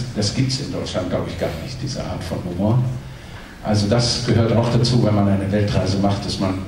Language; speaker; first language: German; native; German